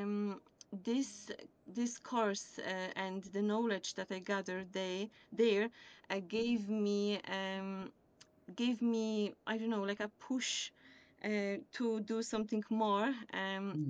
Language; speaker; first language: English; non-native, fluent; Polish